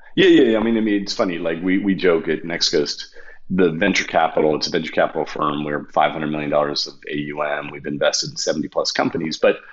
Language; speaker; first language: English; native; English